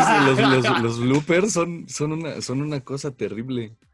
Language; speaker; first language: Spanish; native; Spanish